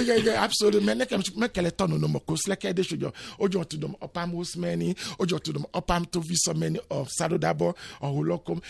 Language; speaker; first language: Hungarian; non-native, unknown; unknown